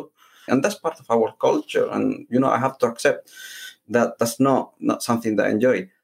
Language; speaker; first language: English; non-native, fluent; Spanish